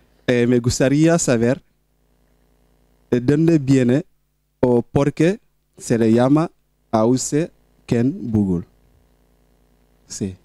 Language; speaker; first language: Spanish; non-native, local second language; Wolof